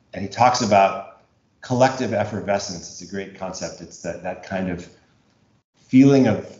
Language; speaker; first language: English; native; English